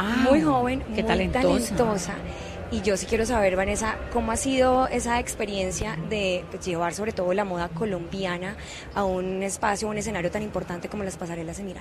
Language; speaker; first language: Spanish; native; Spanish